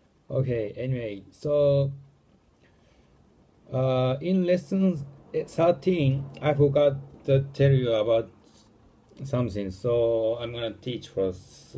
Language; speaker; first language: English; non-native, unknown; Japanese